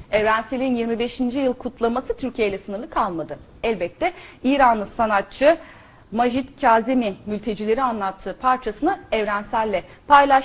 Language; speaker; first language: Turkish; native; Turkish